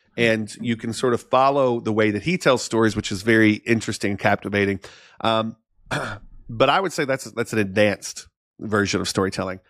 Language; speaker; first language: English; native; English